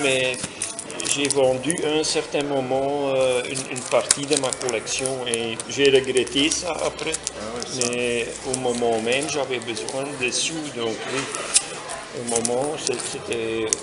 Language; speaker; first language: French; non-native, local second language; Dutch